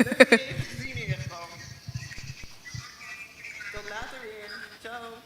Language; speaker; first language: Dutch; native; Dutch